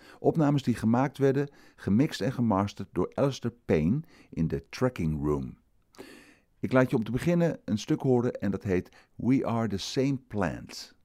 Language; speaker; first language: Dutch; native; Dutch